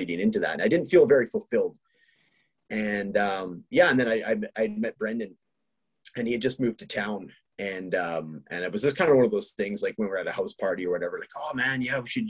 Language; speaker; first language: English; native; English